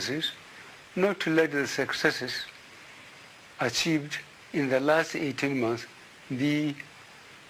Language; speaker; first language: English; non-native, local second language; Hausa